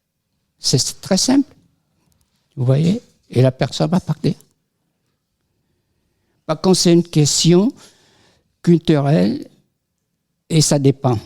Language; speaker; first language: French; non-native, fluent; Vietnamese